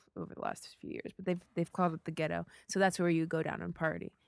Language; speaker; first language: English; native; English